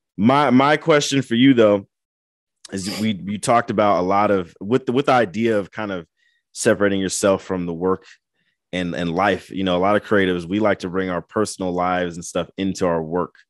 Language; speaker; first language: English; native; English